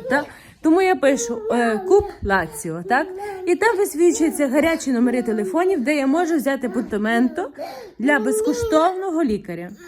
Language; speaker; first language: Ukrainian; native; Ukrainian